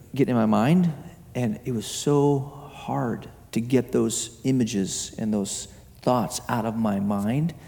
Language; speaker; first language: English; native; English